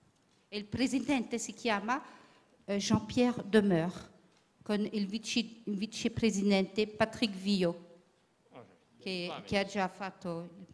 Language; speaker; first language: Italian; early bilingual, heritage; French